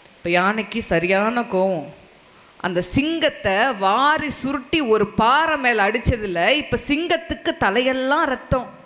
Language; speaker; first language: Tamil; non-native, local second language; Telugu